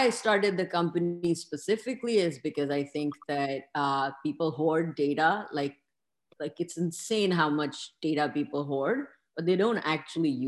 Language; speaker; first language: English; non-native, local second language; Urdu